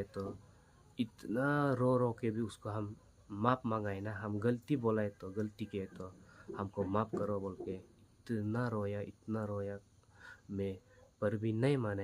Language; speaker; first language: Hindi; non-native, local second language; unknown